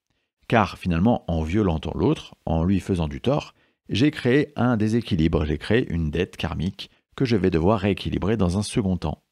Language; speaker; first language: French; native; French